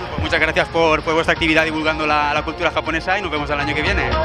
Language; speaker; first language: Spanish; native; Spanish